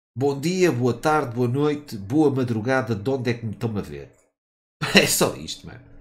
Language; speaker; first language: Portuguese; native; Portuguese